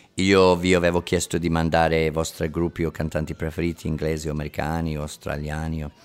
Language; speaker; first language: Italian; non-native, fluent; English